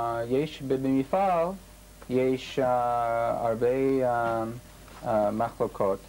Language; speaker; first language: Hebrew; non-native, learner; English